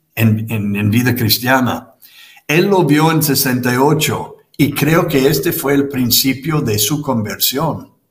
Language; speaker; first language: Spanish; non-native, fluent; English